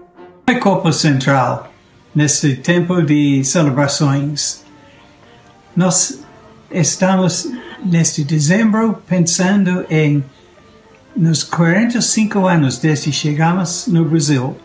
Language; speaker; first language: Portuguese; non-native, fluent; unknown